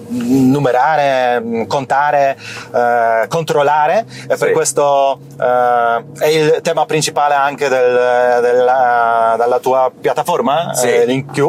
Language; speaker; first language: Italian; non-native, learner; Polish